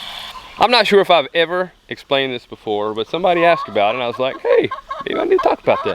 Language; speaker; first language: English; native; English